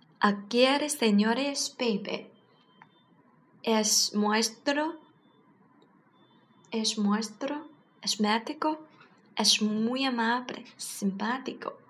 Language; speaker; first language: Spanish; non-native, learner; Chinese